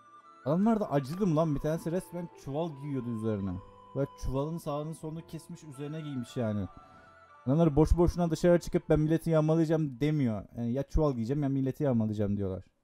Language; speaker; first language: Turkish; native; Turkish